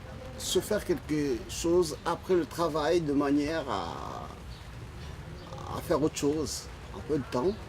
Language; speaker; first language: French; non-native, fluent; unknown